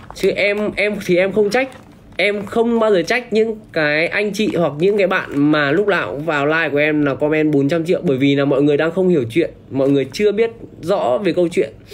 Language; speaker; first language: Vietnamese; native; Vietnamese